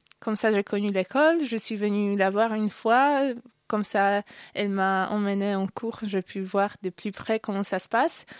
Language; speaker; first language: French; non-native, fluent; Polish